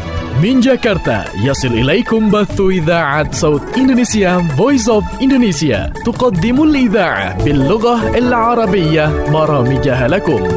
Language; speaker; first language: Arabic; non-native, fluent; Indonesian